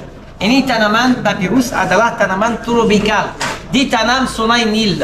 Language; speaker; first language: Indonesian; non-native, learner; Arabic